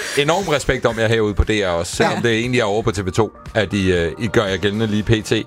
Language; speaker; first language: Danish; native; Danish